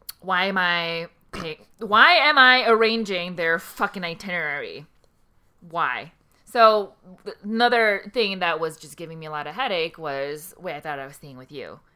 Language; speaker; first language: English; early bilingual, other home language; Korean